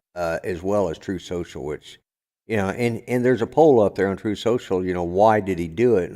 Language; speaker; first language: English; native; English